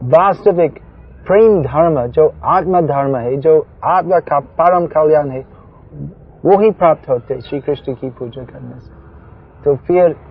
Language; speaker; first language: Hindi; non-native, fluent; English